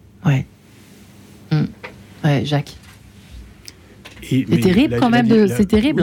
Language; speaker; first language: French; native; French